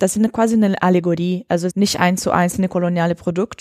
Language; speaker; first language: German; non-native, fluent; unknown